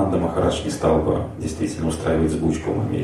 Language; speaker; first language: Russian; native; Russian